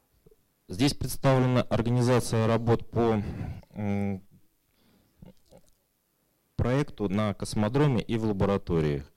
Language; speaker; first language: Russian; native; Russian